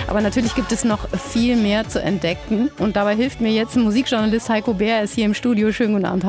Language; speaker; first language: German; native; German